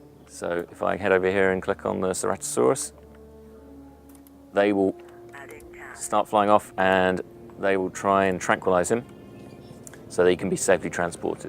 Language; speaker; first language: English; native; English